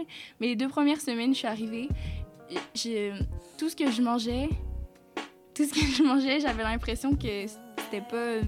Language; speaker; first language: French; native; French